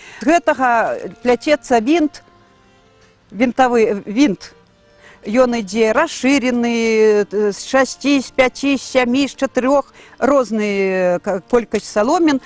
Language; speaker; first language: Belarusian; native; Belarusian